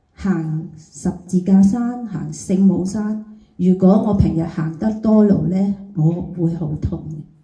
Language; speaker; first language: Cantonese; native; Cantonese